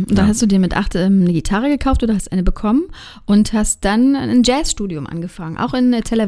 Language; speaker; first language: German; native; German